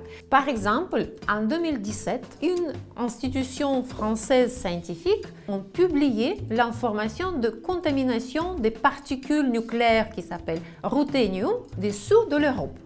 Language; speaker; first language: French; non-native, fluent; Russian